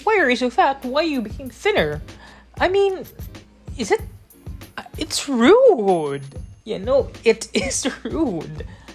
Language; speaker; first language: English; non-native, local second language; Cebuano